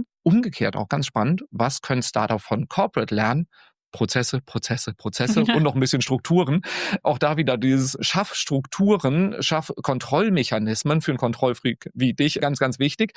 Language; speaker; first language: German; native; German